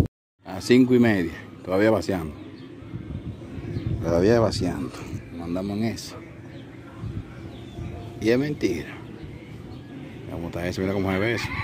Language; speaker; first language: Spanish; native; Spanish